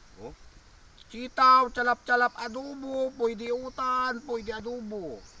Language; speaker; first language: Filipino; native; Filipino